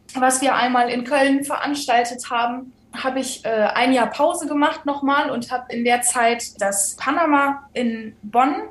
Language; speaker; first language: German; native; German